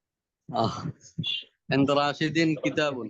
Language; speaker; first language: Arabic; non-native, learner; Bangla